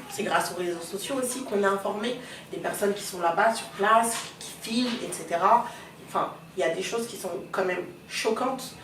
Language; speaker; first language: French; early bilingual, other home language; Soninke